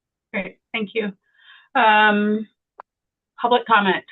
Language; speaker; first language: English; native; English